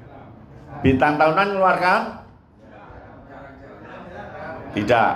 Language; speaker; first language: Indonesian; native; Indonesian